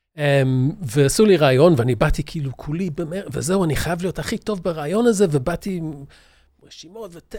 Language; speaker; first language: Hebrew; early bilingual, other home language; English